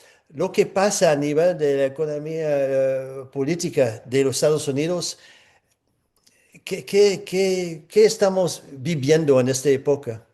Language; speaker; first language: Spanish; non-native, fluent; English